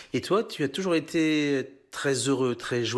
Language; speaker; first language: French; native; French